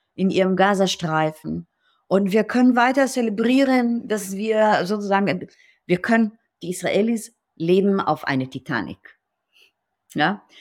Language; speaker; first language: German; non-native, fluent; Hebrew